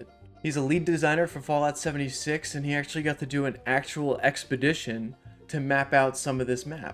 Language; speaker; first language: English; native; English